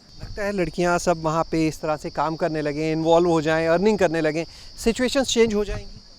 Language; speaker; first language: Hindi; native; Hindi